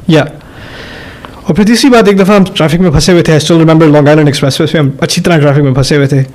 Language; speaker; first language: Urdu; early bilingual, heritage; German